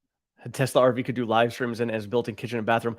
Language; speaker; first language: English; native; English